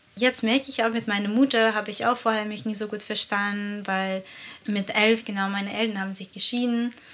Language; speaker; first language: German; non-native, fluent; Latvian